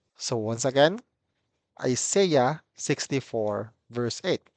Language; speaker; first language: English; non-native, local second language; Filipino